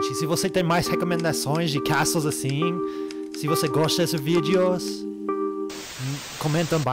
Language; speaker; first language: Portuguese; non-native, fluent; English